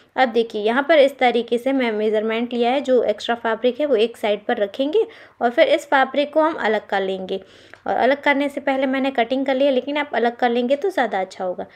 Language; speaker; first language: Hindi; non-native, local second language; Gujarati